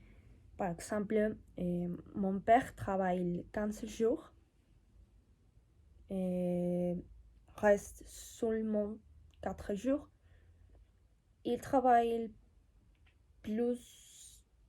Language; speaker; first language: French; non-native, learner; Spanish